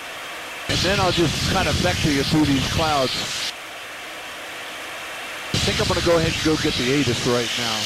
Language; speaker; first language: English; native; English